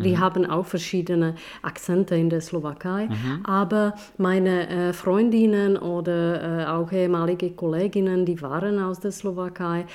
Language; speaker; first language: German; non-native, fluent; Czech